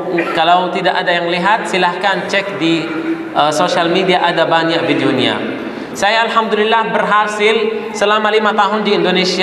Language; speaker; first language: Indonesian; non-native, fluent; Arabic